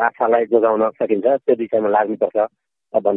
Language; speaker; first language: Nepali; native; Nepali